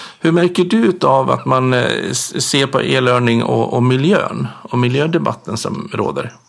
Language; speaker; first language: Swedish; native; Swedish